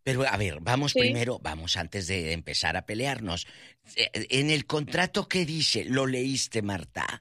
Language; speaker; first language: Spanish; native; Spanish